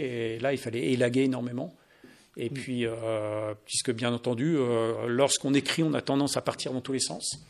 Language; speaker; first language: French; native; French